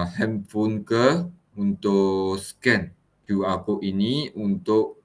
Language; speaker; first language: Malay; non-native, local second language; Chinese